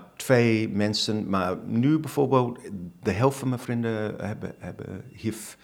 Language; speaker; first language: Dutch; non-native, fluent; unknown